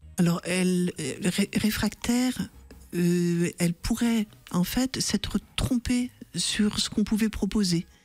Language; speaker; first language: French; native; French